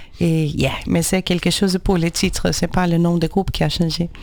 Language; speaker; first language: French; non-native, learner; Portuguese